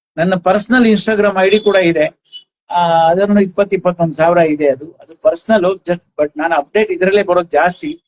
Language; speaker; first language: Kannada; non-native, local second language; Konkani